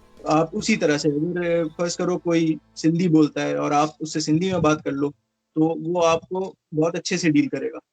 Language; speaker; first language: Urdu; native; Urdu